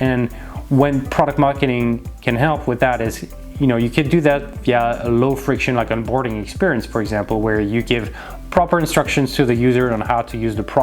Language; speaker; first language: English; non-native, fluent; French